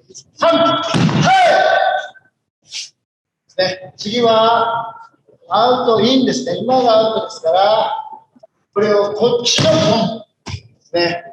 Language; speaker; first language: Japanese; native; Japanese